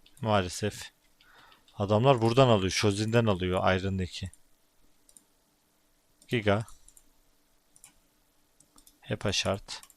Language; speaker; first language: Turkish; native; Turkish